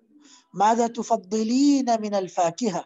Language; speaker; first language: Arabic; non-native, fluent; Urdu